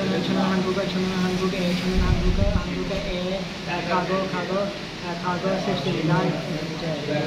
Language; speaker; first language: Korean; non-native, learner; Urdu